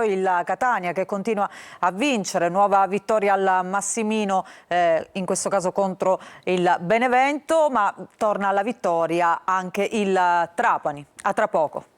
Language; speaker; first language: Italian; native; Italian